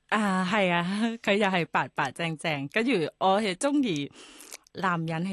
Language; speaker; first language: Cantonese; non-native, fluent; Thai